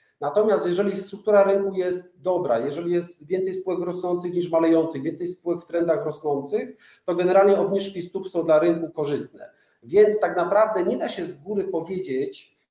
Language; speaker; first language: Polish; native; Polish